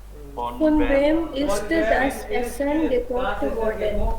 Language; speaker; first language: German; non-native, learner; Hindi